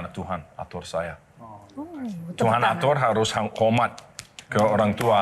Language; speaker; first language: Indonesian; non-native, learner; English